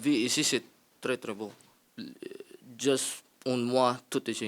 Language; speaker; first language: French; non-native, learner; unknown